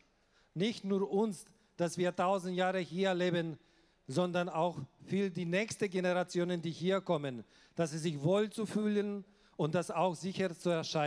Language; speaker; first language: German; non-native, local second language; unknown